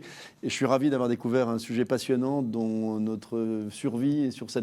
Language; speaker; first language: French; native; French